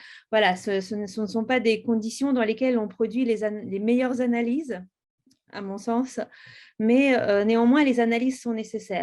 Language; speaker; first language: French; native; French